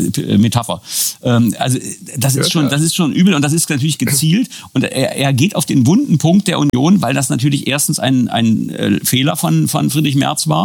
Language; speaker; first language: German; native; German